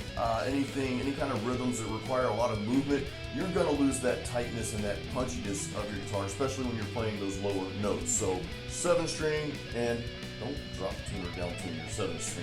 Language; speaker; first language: English; native; English